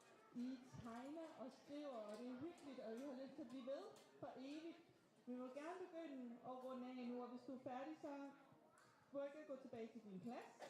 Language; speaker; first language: Danish; native; Danish